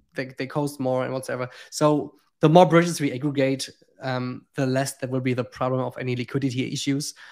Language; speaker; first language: English; non-native, fluent; German